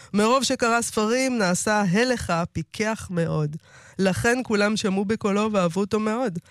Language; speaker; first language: Hebrew; native; Hebrew